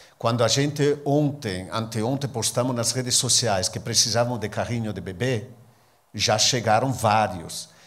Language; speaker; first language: Portuguese; non-native, fluent; Italian